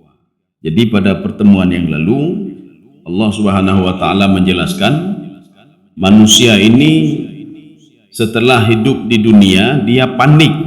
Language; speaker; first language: Indonesian; native; Indonesian